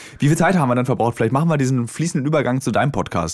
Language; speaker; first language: German; native; German